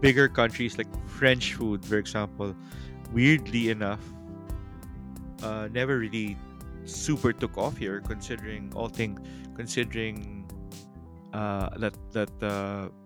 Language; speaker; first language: English; non-native, local second language; Filipino